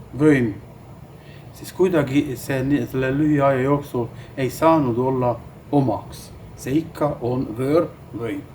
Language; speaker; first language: Estonian; non-native, fluent; Hungarian